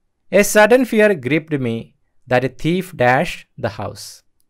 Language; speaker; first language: English; non-native, local second language; Malayalam